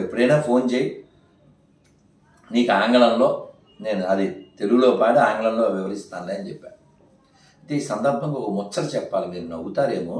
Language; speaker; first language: Telugu; native; Telugu